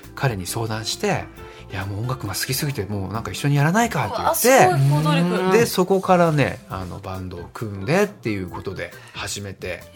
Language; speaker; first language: Japanese; native; Japanese